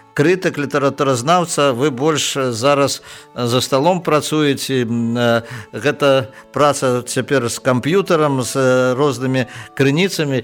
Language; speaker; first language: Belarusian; native; Belarusian